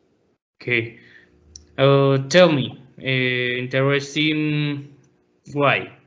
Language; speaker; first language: English; non-native, learner; Spanish